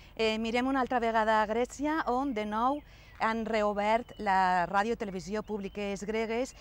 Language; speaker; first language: Catalan; native; Catalan